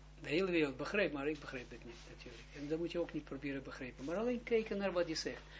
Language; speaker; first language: Dutch; non-native, fluent; Hebrew